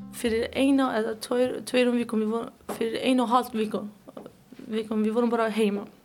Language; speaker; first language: Icelandic; non-native, learner; Persian